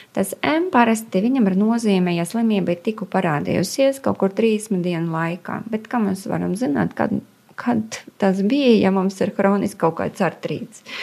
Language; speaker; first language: Latvian; non-native, local second language; Russian